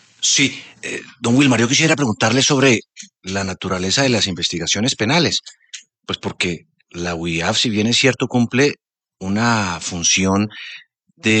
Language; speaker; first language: Spanish; native; Spanish